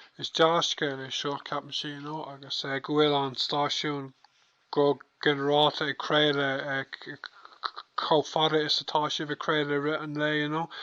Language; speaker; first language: Irish; non-native, local second language; English